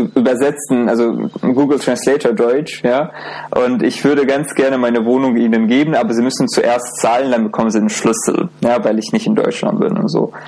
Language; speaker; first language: German; non-native, fluent; Azerbaijani